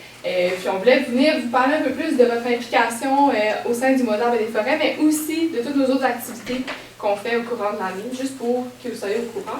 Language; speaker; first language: French; native; French